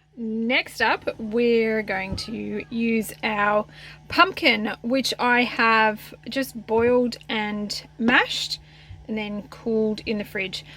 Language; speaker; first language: English; native; English